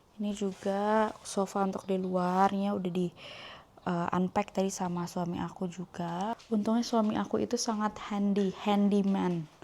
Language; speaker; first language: Indonesian; native; Indonesian